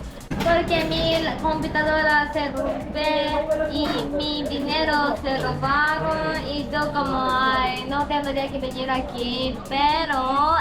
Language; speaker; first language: Spanish; non-native, learner; Japanese